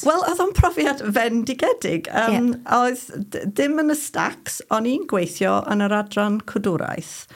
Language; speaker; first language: Welsh; non-native, fluent; English